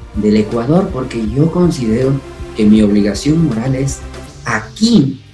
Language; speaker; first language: Spanish; non-native, local second language; Quechua